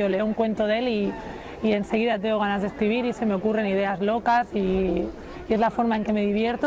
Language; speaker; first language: Spanish; native; Spanish